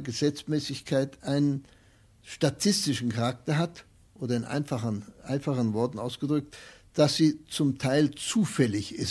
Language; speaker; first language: German; native; German